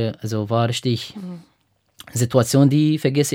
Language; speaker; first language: German; non-native, fluent; Arabic